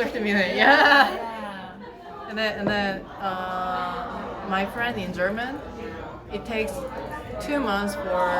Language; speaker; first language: English; non-native, learner; Korean